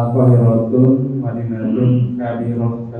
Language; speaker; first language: Arabic; non-native, learner; Indonesian